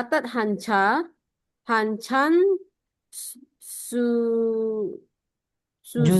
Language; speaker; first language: Korean; non-native, learner; Indonesian